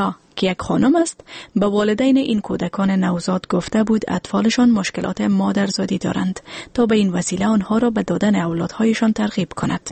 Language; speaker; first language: Persian; native; Persian